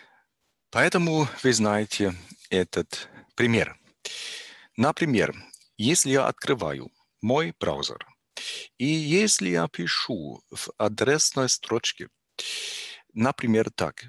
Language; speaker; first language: Russian; non-native, learner; German